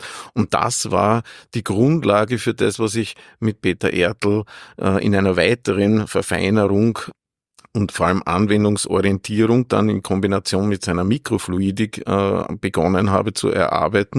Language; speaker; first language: German; native; German